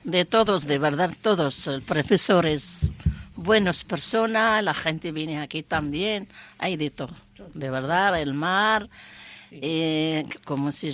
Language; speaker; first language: Spanish; non-native, learner; Arabic